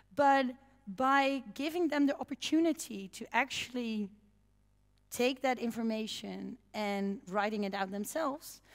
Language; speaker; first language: English; non-native, fluent; Dutch